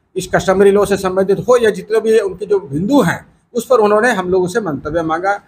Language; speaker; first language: Hindi; native; Hindi